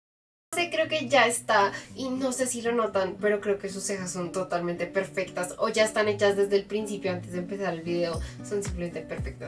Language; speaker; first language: Spanish; native; Spanish